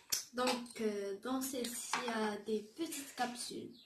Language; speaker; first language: French; non-native, local second language; Arabic